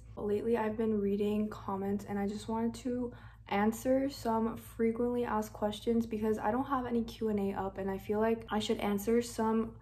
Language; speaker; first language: English; native; English